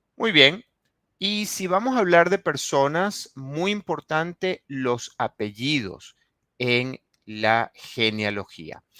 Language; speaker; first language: Spanish; native; Spanish